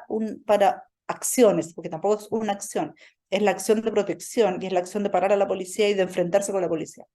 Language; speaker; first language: Spanish; native; Spanish